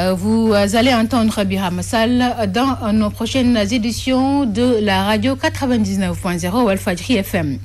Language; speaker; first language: French; non-native, local second language; Wolof